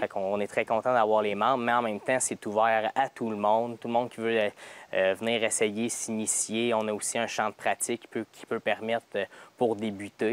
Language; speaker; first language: French; native; French